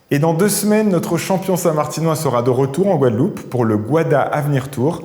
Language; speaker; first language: French; native; French